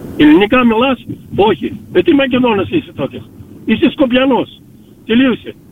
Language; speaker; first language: Greek; early bilingual, heritage; Greek